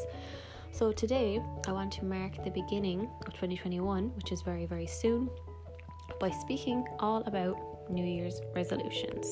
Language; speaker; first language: English; native; English